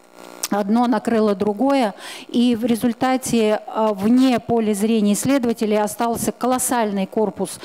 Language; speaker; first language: Russian; native; Russian